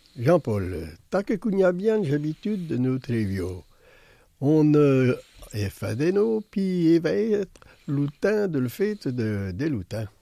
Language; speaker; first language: French; native; French